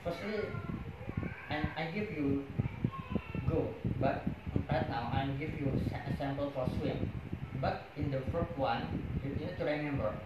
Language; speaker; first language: English; non-native, learner; Indonesian